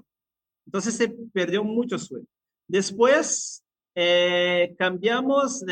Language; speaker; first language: Spanish; non-native, fluent; Portuguese